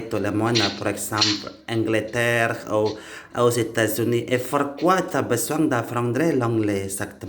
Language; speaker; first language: French; non-native, learner; Indonesian